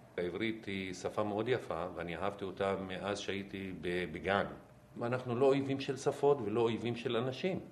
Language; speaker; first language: Hebrew; non-native, local second language; Arabic